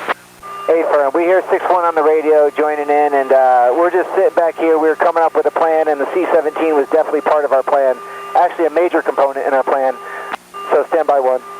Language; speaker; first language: English; native; English